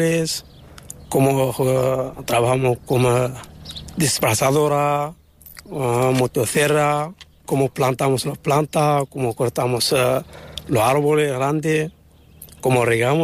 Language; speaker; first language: Spanish; non-native, learner; Arabic